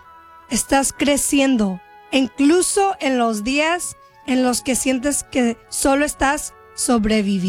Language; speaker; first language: Spanish; early bilingual, heritage; Spanish